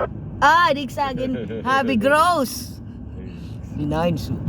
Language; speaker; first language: German; non-native, learner; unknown